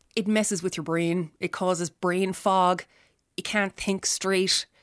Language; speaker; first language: English; native; English